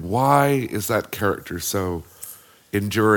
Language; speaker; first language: English; native; English